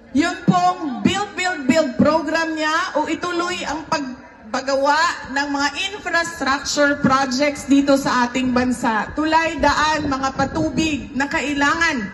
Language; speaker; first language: Filipino; non-native, local second language; Cebuano